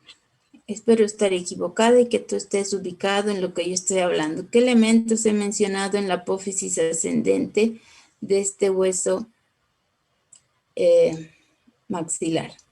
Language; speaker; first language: Spanish; native; Spanish